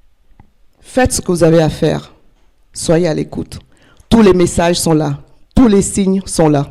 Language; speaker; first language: French; native; French